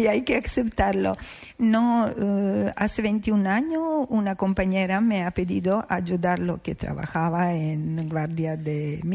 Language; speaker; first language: Spanish; non-native, learner; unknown